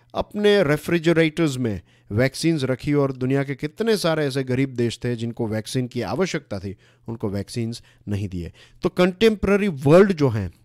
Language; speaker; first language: Hindi; non-native, local second language; Gujarati